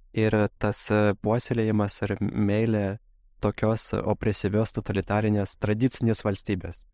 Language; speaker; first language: Lithuanian; non-native, fluent; Russian